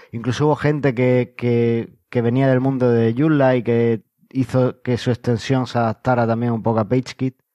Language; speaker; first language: Spanish; native; Spanish